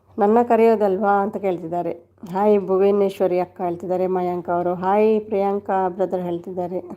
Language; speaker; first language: Kannada; non-native, local second language; Tulu